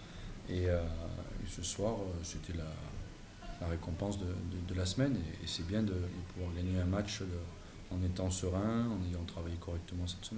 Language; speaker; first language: French; native; French